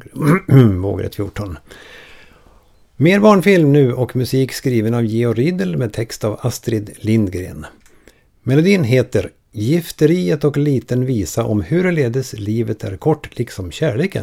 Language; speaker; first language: Swedish; native; Swedish